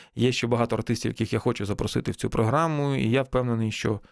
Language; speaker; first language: Ukrainian; native; Ukrainian